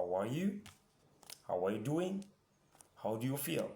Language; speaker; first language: English; non-native, fluent; French